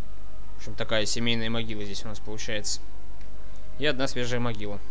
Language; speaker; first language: Russian; native; Russian